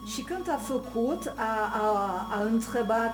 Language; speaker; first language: Romanian; non-native, learner; French